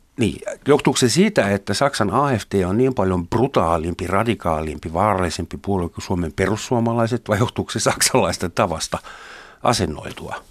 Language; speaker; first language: Finnish; non-native, fluent; German